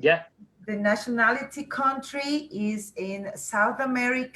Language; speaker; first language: English; non-native, learner; Spanish